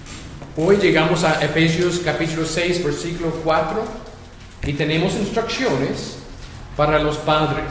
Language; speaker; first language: Spanish; non-native, fluent; English